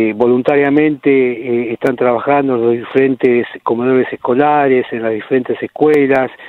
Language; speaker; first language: Spanish; native; Spanish